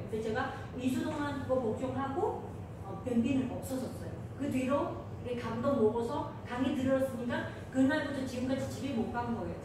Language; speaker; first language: Korean; non-native, fluent; Vietnamese